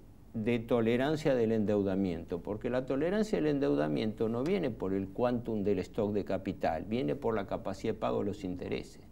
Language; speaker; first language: Spanish; native; Spanish